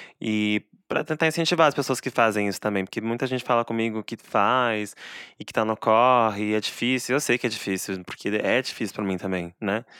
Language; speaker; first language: Portuguese; native; Portuguese